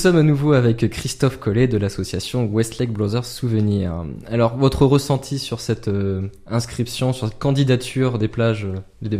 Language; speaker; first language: French; native; French